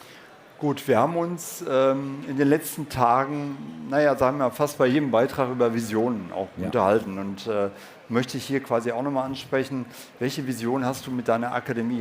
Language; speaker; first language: German; native; German